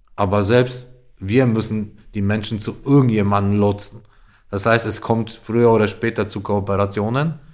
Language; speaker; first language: German; non-native, fluent; Polish